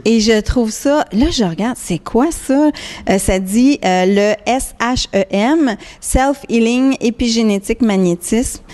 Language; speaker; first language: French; native; French